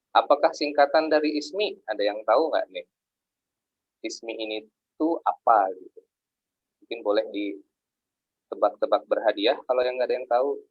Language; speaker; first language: Indonesian; native; Indonesian